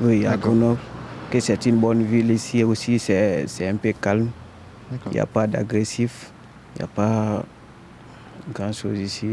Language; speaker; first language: French; non-native, fluent; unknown